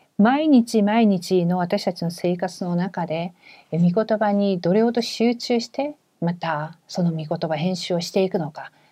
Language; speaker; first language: Japanese; non-native, fluent; Korean